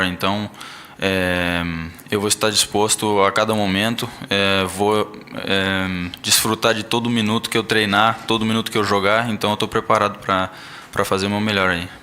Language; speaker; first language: Portuguese; early bilingual, heritage; Portuguese